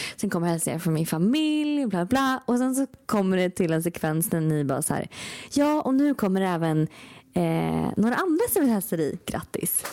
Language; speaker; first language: Swedish; native; Swedish